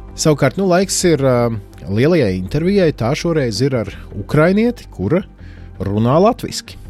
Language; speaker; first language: Latvian; native; Latvian